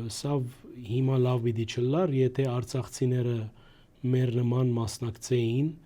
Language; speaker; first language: Armenian; early bilingual, heritage; Armenian